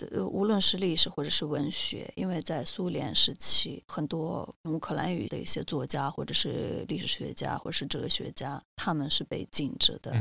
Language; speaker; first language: Chinese; non-native, fluent; Russian